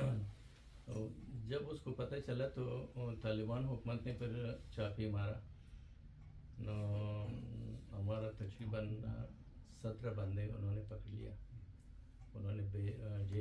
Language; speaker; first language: Hindi; non-native, fluent; Pashto